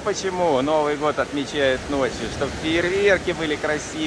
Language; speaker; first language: Russian; native; Russian